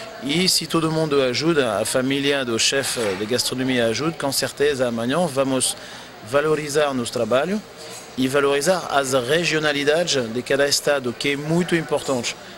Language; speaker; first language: Portuguese; non-native, fluent; French